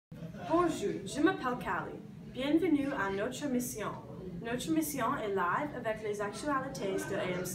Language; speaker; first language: French; non-native, learner; English